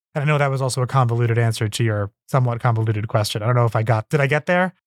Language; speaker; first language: English; native; English